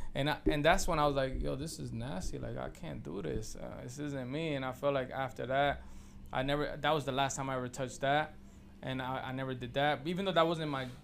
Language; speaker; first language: English; early bilingual, other home language; Spanish